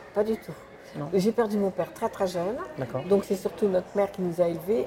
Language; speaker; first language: French; native; French